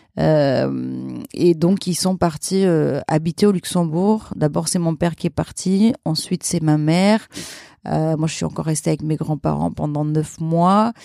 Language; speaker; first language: French; early bilingual, other home language; Portuguese